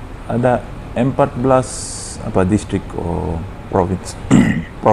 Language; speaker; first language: Indonesian; non-native, fluent; Fijian